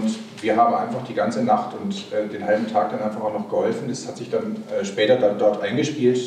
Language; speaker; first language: German; native; German